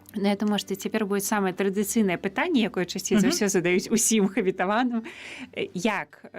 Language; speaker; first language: Belarusian; native; Belarusian